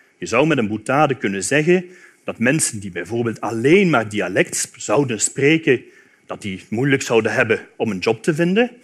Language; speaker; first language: Dutch; native; Dutch